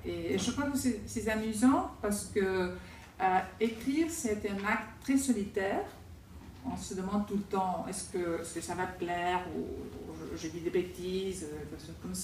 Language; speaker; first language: French; non-native, fluent; Spanish